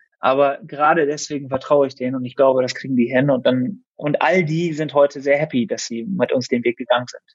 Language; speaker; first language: German; native; German